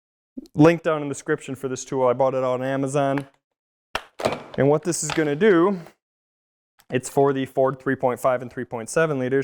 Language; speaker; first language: English; native; English